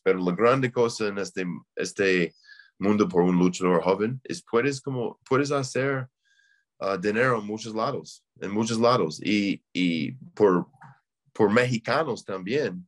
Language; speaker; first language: Spanish; non-native, learner; English